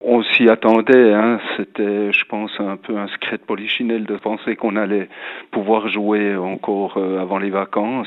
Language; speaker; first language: French; native; French